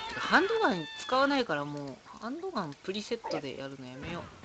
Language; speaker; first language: Japanese; native; Japanese